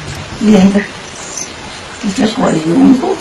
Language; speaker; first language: English; non-native, local second language; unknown